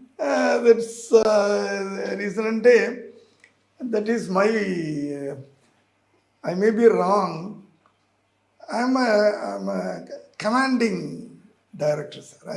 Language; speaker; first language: Telugu; non-native, learner; Tamil